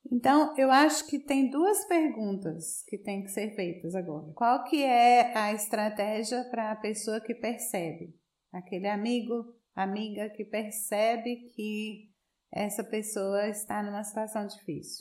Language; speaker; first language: Portuguese; native; Portuguese